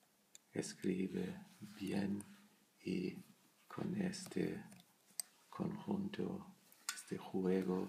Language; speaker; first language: Spanish; non-native, learner; German